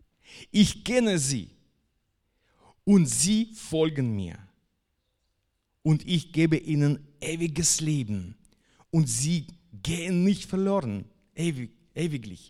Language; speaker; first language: German; non-native, fluent; Russian